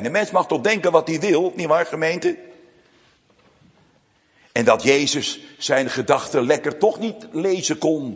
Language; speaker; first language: Dutch; native; Dutch